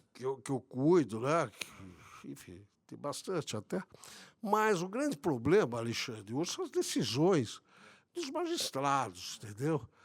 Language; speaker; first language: Portuguese; early bilingual, other home language; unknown